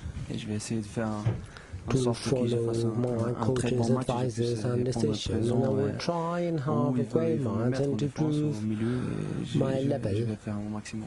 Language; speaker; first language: French; non-native, fluent; Portuguese